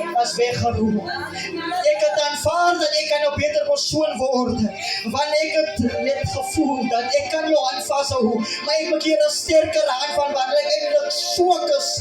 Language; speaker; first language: Afrikaans; non-native, local second language; English